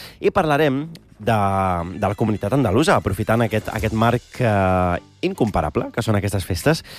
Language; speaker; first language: Catalan; early bilingual, other home language; Arabic